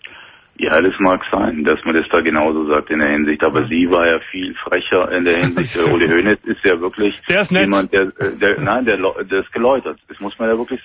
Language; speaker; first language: German; native; German